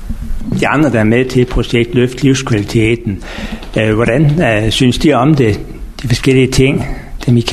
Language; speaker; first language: Danish; native; Danish